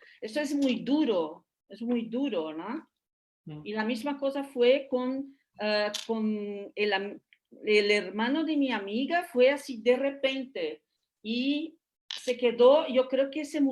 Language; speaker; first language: Spanish; non-native, fluent; Portuguese